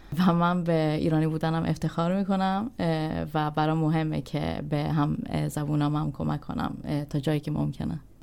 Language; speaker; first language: Persian; early bilingual, heritage; Persian